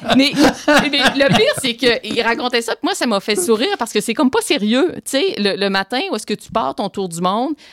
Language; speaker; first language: French; native; French